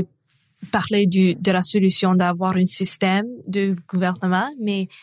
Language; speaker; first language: French; non-native, local second language; English